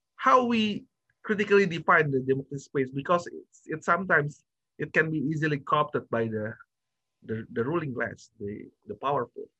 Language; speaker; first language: English; non-native, fluent; Indonesian